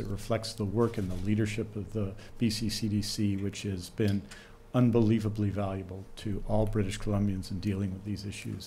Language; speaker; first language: English; native; English